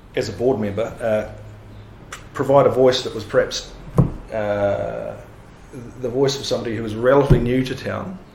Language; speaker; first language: English; native; English